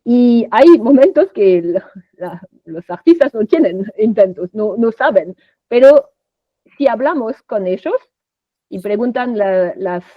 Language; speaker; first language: Spanish; non-native, fluent; French